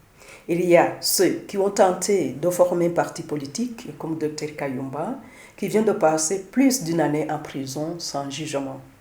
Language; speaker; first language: French; non-native, local second language; Kinyarwanda